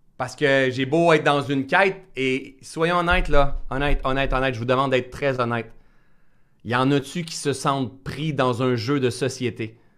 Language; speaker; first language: French; native; French